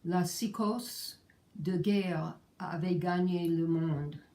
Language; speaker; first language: French; non-native, fluent; English